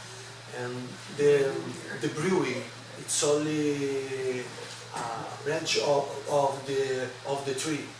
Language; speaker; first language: English; non-native, learner; Italian